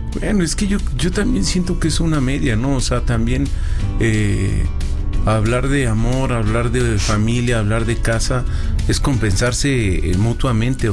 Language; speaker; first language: Spanish; native; Spanish